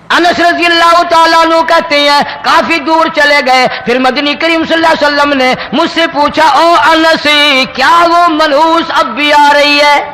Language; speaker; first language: Urdu; non-native, local second language; Punjabi